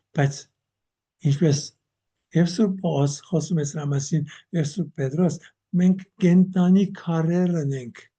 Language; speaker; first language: Armenian; early bilingual, heritage; Armenian